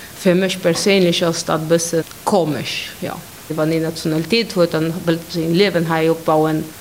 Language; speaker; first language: Luxembourgish; non-native, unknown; Bulgarian